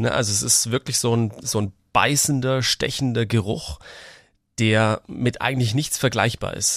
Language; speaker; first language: German; native; German